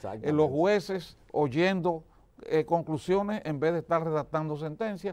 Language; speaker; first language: Spanish; native; Spanish